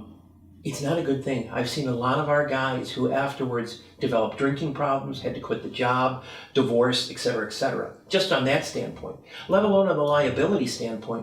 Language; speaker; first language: English; native; English